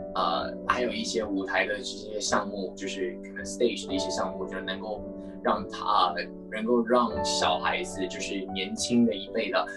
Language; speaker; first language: Chinese; native; Chinese